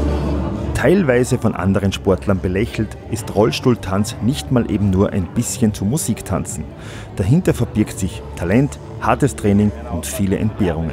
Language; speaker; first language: German; native; German